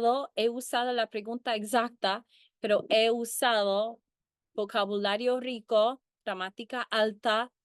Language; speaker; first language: Spanish; early bilingual, heritage; Spanish